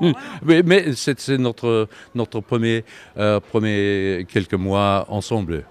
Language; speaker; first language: French; non-native, learner; English